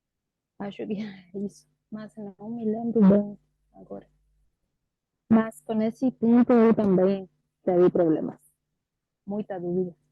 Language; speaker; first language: Portuguese; non-native, learner; Spanish